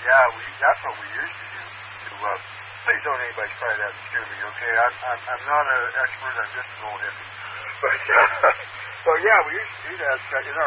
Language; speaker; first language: English; native; English